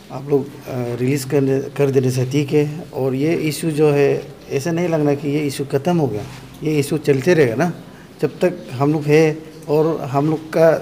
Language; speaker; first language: Hindi; non-native, local second language; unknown